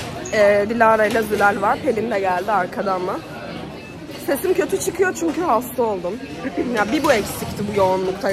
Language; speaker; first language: Turkish; native; Turkish